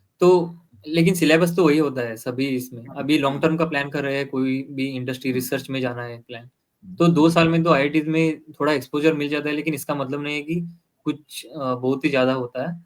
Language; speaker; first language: Hindi; non-native, local second language; Kannada